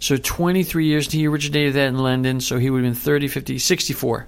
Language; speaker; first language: English; native; English